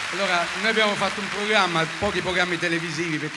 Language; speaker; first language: Italian; native; Italian